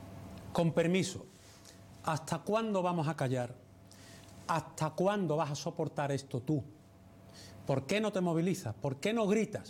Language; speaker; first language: Spanish; native; Spanish